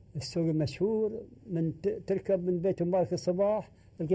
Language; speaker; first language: Arabic; native; Arabic